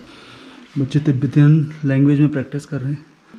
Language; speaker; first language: Hindi; native; Hindi